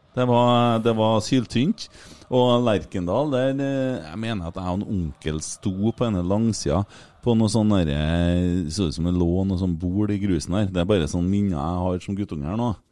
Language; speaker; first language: Norwegian; native; Norwegian